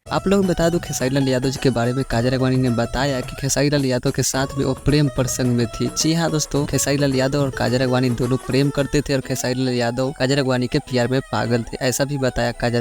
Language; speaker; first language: Hindi; non-native, local second language; Bhojpuri